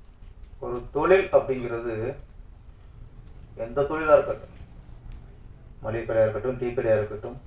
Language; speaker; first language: Tamil; native; Tamil